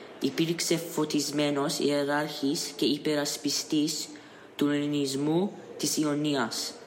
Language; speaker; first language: Greek; early bilingual, heritage; Greek